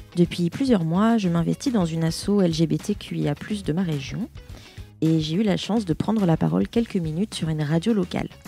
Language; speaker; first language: French; native; French